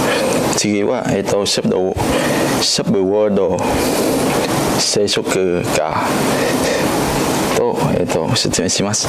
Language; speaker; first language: Japanese; non-native, learner; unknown